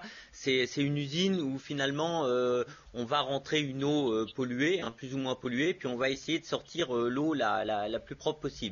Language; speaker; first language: French; native; French